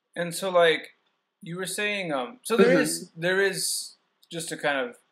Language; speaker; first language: English; native; English